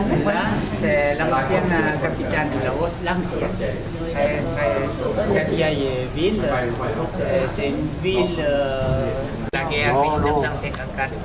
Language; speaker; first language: French; non-native, fluent; Lao